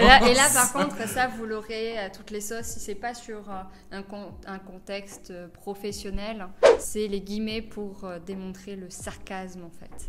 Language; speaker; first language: French; native; French